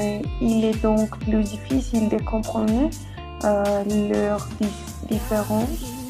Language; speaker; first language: French; non-native, learner; Spanish